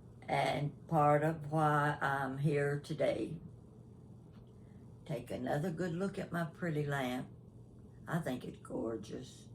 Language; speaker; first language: English; native; English